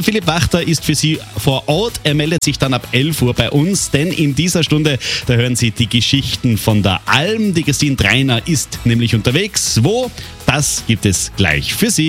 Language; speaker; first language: German; native; German